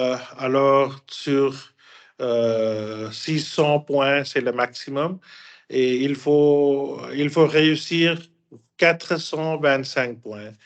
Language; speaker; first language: French; non-native, fluent; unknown